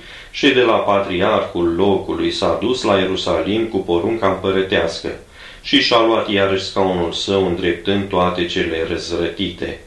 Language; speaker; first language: Romanian; native; Romanian